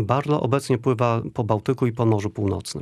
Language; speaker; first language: Polish; native; Polish